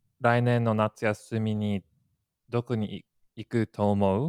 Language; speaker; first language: Japanese; non-native, fluent; English